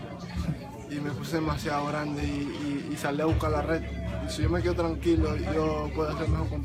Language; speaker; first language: Spanish; non-native, local second language; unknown